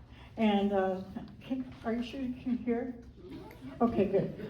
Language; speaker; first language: English; native; English